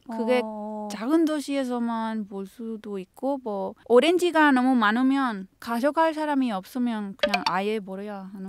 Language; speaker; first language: Korean; non-native, fluent; Spanish